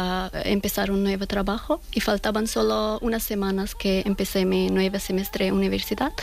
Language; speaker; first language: Spanish; non-native, learner; Persian